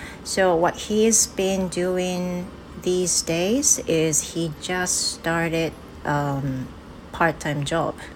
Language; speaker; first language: English; non-native, fluent; Japanese